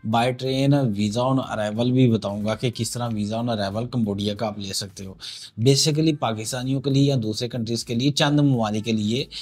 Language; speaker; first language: Urdu; non-native, local second language; Punjabi